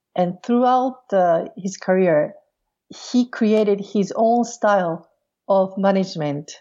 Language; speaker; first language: English; non-native, fluent; Portuguese